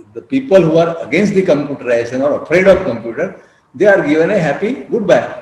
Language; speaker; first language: English; non-native, local second language; Gujarati